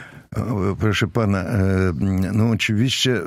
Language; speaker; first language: Polish; non-native, fluent; Russian